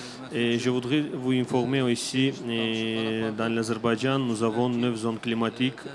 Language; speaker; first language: French; non-native, learner; Azerbaijani